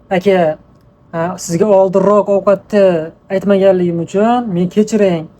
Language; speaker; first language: Uzbek; native; Uzbek